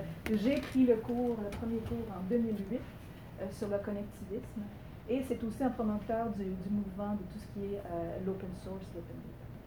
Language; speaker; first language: French; native; French